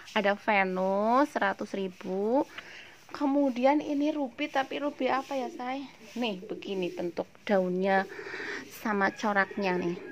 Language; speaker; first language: Indonesian; non-native, local second language; Javanese